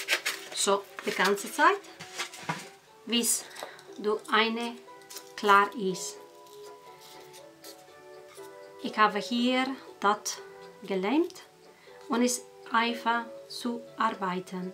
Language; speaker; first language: German; non-native, learner; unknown